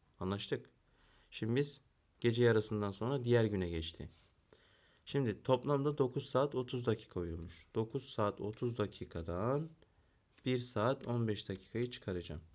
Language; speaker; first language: Turkish; native; Turkish